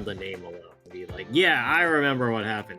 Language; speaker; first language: English; native; English